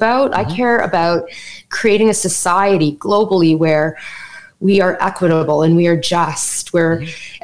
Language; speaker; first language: English; native; English